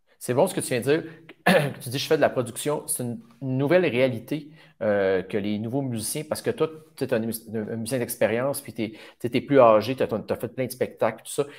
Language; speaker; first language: French; native; French